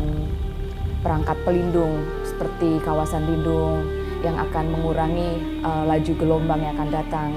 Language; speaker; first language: Indonesian; native; Indonesian